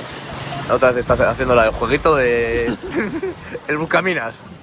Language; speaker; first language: Spanish; native; Spanish